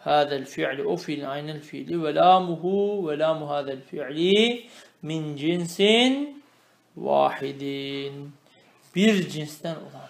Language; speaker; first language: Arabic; non-native, fluent; Turkish